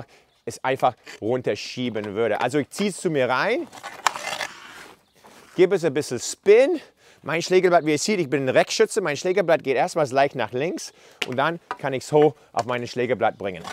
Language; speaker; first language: German; non-native, fluent; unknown